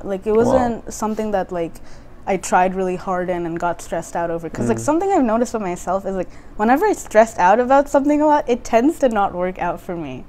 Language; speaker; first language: English; native; English